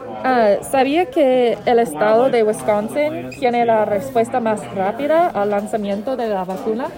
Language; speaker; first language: Spanish; non-native, learner; English